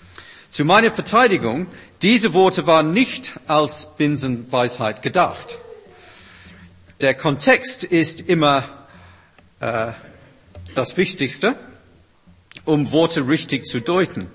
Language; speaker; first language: German; non-native, fluent; English